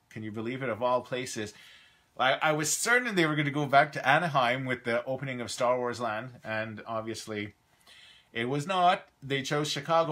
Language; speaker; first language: English; native; English